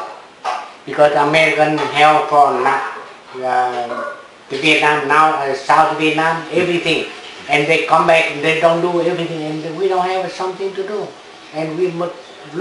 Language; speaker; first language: English; non-native, learner; Vietnamese